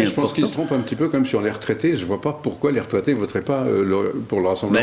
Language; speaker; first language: French; native; French